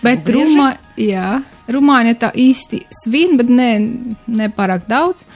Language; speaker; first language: Latvian; non-native, learner; Romanian